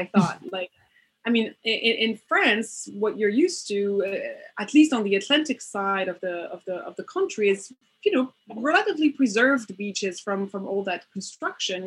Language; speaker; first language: English; non-native, fluent; French